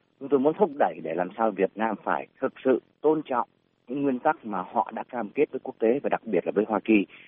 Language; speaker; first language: Vietnamese; native; Vietnamese